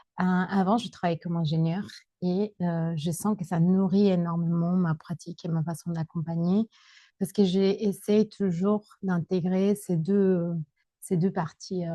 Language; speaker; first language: French; non-native, fluent; Spanish